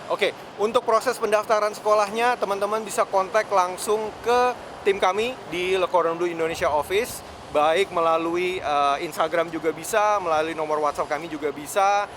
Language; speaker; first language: Indonesian; native; Indonesian